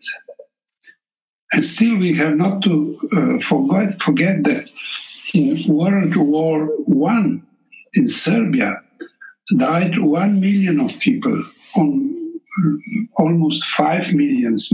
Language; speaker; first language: English; non-native, fluent; Slovenian